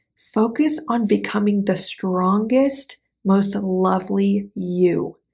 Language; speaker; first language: English; native; English